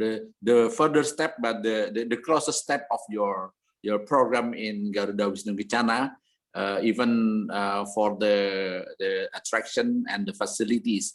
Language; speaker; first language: English; non-native, learner; Indonesian